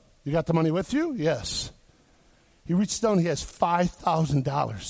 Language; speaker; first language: English; native; English